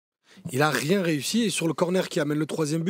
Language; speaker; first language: French; native; French